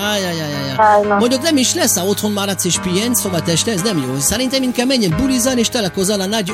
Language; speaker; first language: Hungarian; non-native, fluent; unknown